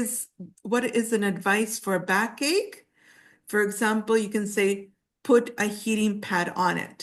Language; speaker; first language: English; non-native, fluent; Spanish